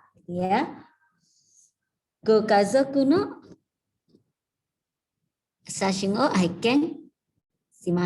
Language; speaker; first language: Japanese; non-native, fluent; Indonesian